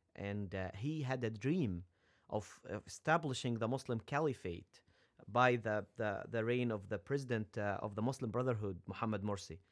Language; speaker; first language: English; non-native, fluent; Arabic